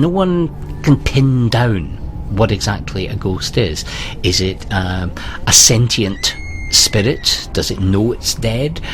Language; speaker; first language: English; native; English